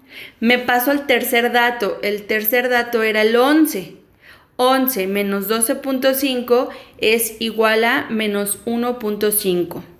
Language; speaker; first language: Spanish; native; Spanish